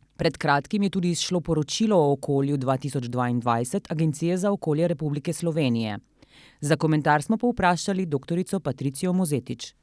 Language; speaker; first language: Slovenian; native; Slovenian